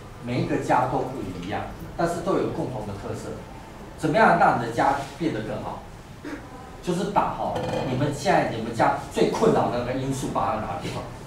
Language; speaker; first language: Chinese; native; Chinese